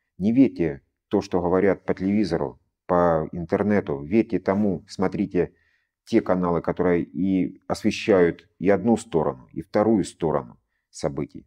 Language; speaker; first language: Russian; native; Russian